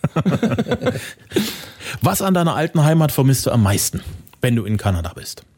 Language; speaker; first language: German; native; German